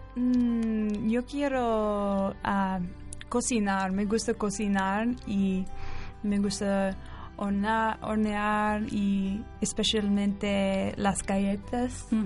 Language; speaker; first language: Spanish; non-native, learner; English